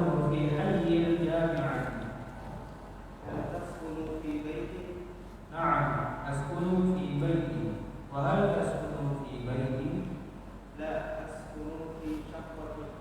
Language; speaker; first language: Arabic; non-native, learner; Indonesian